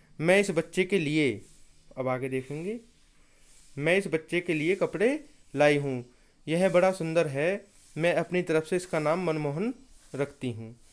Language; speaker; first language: Hindi; native; Hindi